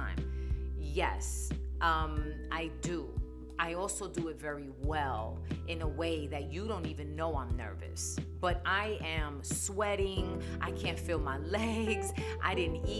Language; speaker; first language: English; native; English